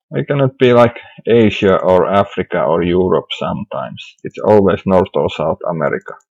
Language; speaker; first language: English; non-native, fluent; Finnish